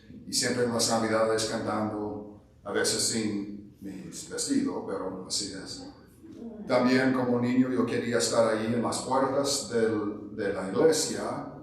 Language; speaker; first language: Spanish; non-native, fluent; English